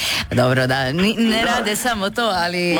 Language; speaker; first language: Serbian; native; Serbian